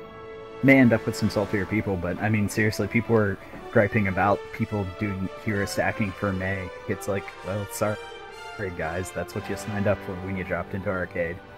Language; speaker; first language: English; native; English